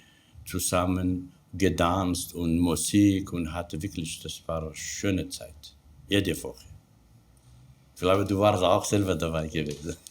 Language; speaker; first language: German; non-native, learner; Kurdish